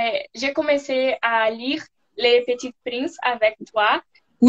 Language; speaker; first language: French; non-native, learner; Portuguese